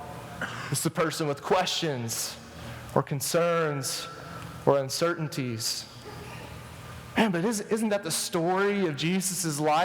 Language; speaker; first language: English; native; English